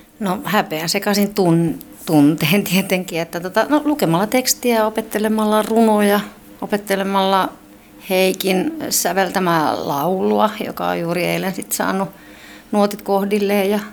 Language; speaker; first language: Finnish; native; Finnish